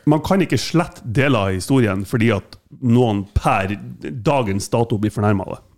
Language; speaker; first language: Norwegian; non-native, fluent; German